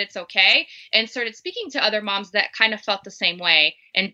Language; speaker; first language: English; non-native, fluent; Portuguese